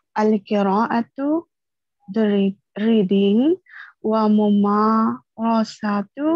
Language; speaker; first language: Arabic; non-native, learner; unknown